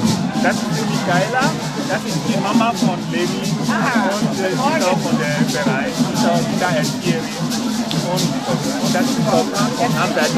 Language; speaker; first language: German; non-native, fluent; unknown